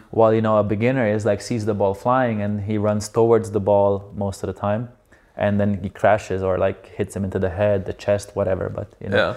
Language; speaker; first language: English; non-native, fluent; Slovenian